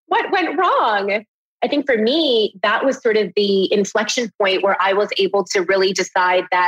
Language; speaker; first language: English; native; English